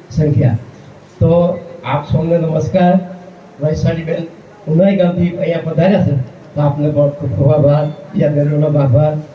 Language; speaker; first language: Gujarati; native; Gujarati